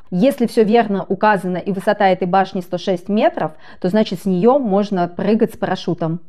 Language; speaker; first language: Russian; native; Russian